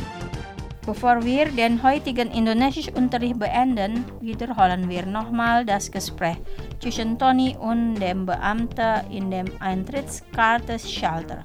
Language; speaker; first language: German; non-native, fluent; Indonesian